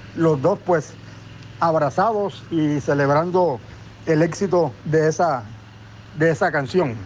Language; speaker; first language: Spanish; native; Spanish